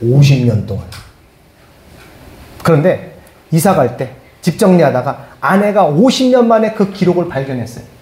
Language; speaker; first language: Korean; native; Korean